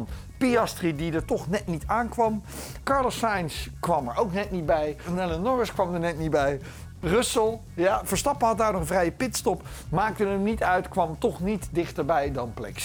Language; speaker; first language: Dutch; native; Dutch